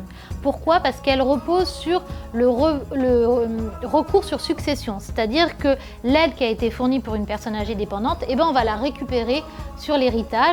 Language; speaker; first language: French; native; French